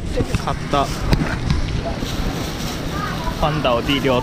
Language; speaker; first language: Chinese; non-native, learner; Japanese